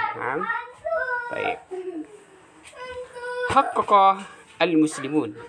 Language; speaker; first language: Arabic; non-native, fluent; Indonesian